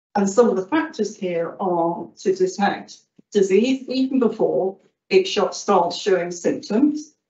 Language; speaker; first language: English; native; English